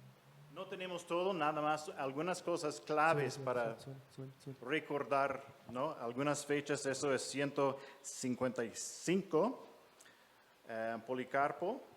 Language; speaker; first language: Spanish; non-native, fluent; English